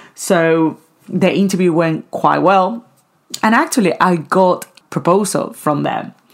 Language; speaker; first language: English; non-native, fluent; Spanish